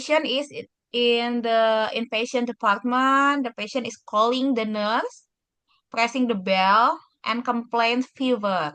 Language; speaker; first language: English; non-native, fluent; Indonesian